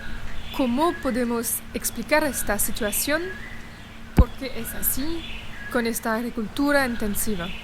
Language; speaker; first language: Spanish; non-native, fluent; French